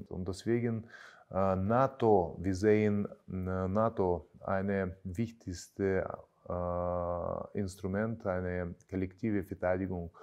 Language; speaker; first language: German; non-native, fluent; Russian